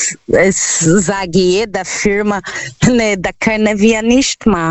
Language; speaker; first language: German; non-native, learner; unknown